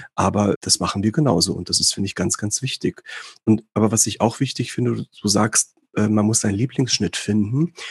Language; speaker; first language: German; early bilingual, other home language; Greek